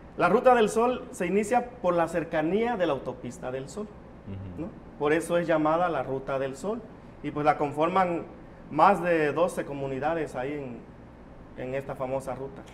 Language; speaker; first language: Spanish; native; Spanish